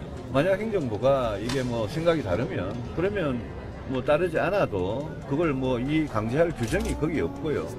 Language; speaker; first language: Korean; native; Korean